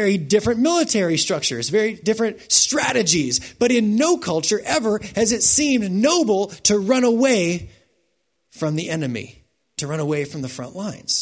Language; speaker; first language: English; native; English